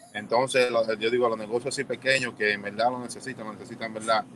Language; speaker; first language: Spanish; early bilingual, heritage; Spanish